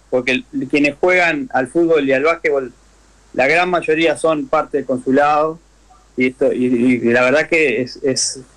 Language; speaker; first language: Spanish; native; Spanish